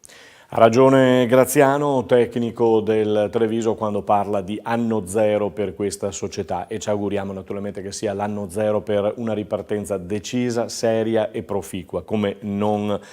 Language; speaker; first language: Italian; native; Italian